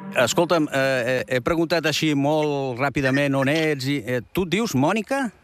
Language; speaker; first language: Catalan; native; Catalan